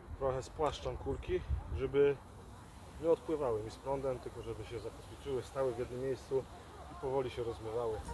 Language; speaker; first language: Polish; native; Polish